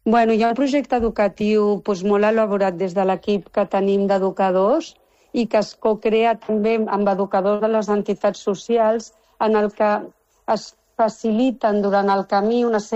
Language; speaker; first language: Catalan; non-native, local second language; Spanish